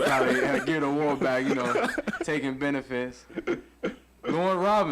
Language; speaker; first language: English; native; English